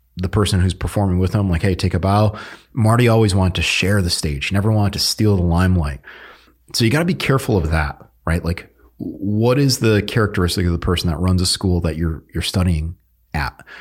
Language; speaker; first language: English; early bilingual, other home language; Filipino